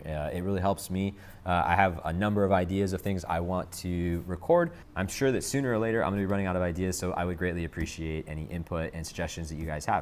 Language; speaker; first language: English; native; English